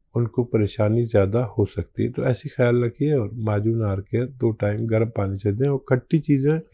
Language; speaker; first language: Hindi; native; Hindi